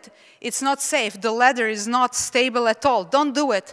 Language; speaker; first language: English; non-native, fluent; Czech